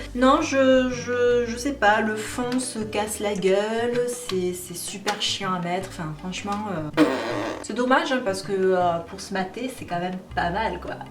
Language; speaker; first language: French; native; French